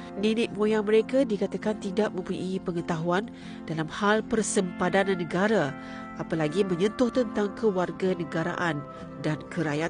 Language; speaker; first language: Malay; native; Malay